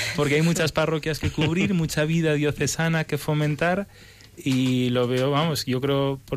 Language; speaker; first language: Spanish; early bilingual, other home language; English